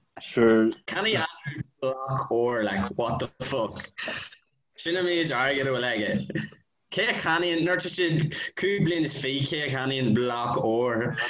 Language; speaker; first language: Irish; non-native, local second language; English